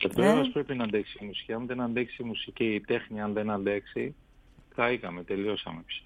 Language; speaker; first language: Greek; non-native, fluent; Armenian